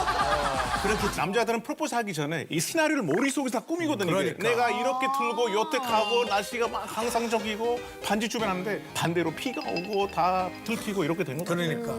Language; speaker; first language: Korean; non-native, fluent; Hindi